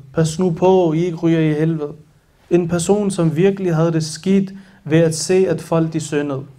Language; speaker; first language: Danish; early bilingual, other home language; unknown